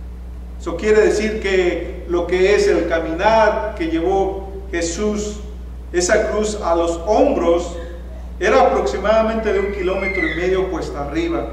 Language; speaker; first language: Spanish; native; Spanish